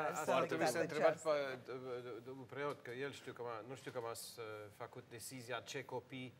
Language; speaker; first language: Romanian; non-native, learner; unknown